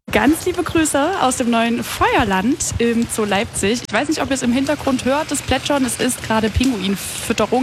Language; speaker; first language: German; native; German